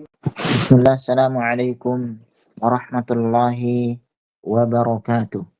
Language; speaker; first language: Arabic; non-native, fluent; Indonesian